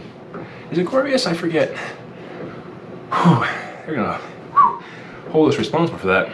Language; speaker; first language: English; native; English